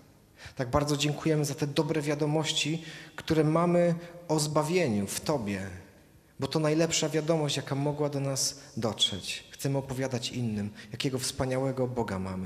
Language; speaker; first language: Polish; native; Polish